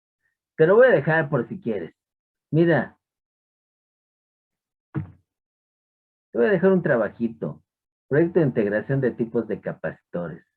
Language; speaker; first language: Spanish; native; Spanish